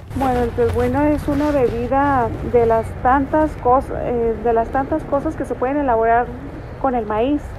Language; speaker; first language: Spanish; native; Spanish